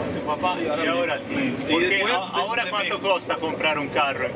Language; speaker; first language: Spanish; non-native, learner; Italian